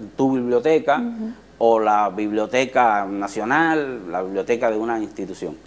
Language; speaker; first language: Spanish; native; Spanish